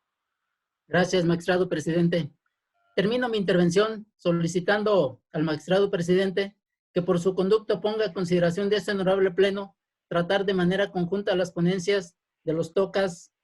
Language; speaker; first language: Spanish; native; Spanish